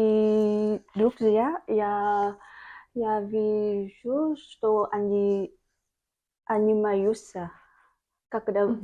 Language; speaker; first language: Russian; non-native, learner; Vietnamese